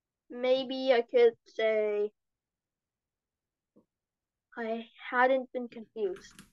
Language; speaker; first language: English; non-native, learner; Korean